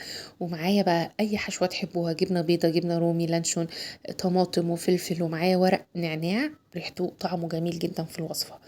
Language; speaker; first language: Arabic; native; Arabic